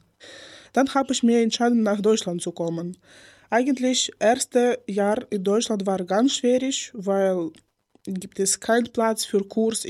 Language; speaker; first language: German; non-native, learner; Ukrainian